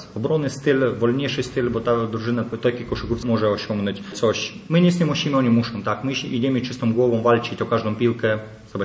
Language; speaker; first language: Polish; non-native, fluent; Lithuanian